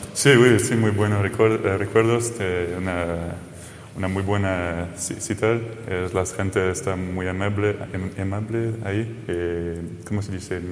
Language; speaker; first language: Spanish; non-native, fluent; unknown